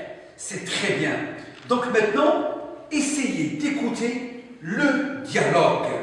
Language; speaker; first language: French; non-native, local second language; Arabic